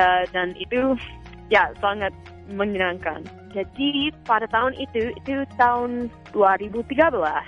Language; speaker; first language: Indonesian; non-native, fluent; English